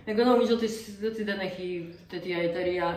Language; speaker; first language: Greek; non-native, learner; Polish